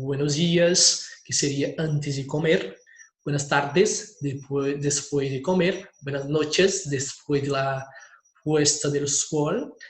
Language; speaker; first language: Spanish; non-native, fluent; Portuguese